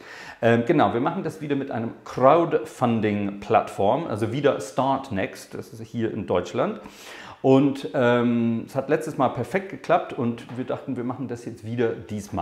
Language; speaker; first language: German; non-native, fluent; English